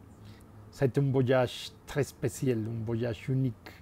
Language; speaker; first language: French; non-native, fluent; Spanish